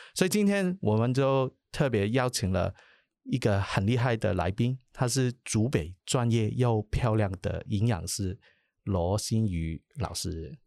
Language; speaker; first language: Chinese; non-native, local second language; Cantonese